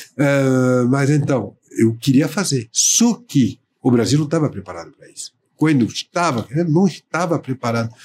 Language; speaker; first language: Portuguese; non-native, fluent; French